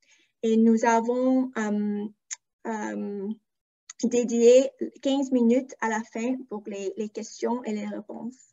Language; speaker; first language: French; non-native, fluent; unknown